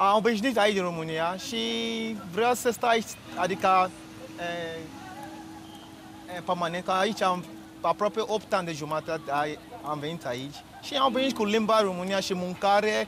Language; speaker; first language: Romanian; non-native, learner; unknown